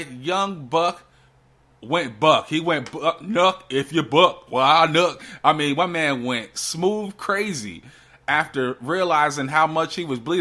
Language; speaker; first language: English; native; English